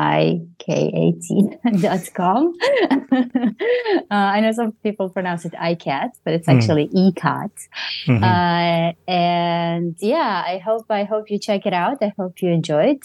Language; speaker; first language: English; non-native, fluent; Russian